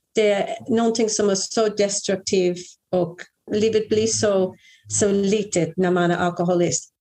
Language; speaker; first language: Swedish; non-native, fluent; English